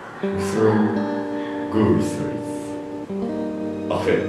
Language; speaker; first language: English; non-native, learner; Japanese